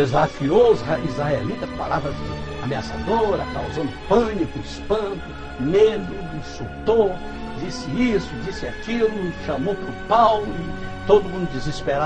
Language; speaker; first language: Portuguese; native; Portuguese